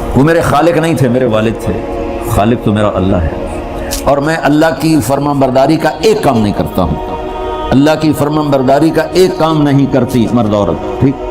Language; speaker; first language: Urdu; non-native, local second language; Punjabi